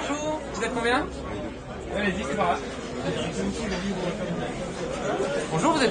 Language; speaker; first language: French; native; French